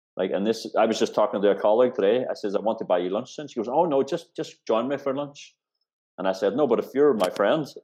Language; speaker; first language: English; native; English